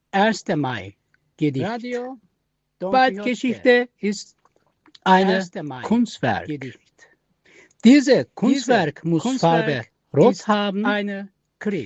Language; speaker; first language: German; non-native, learner; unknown